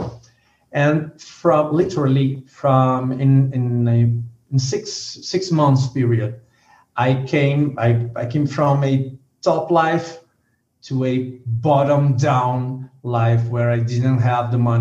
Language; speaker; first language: English; non-native, fluent; Portuguese